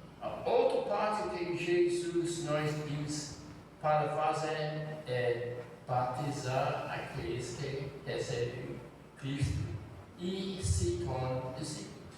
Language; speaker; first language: Portuguese; non-native, fluent; English